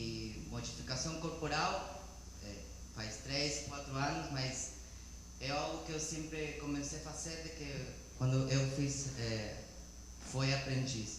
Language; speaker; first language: Portuguese; non-native, learner; Spanish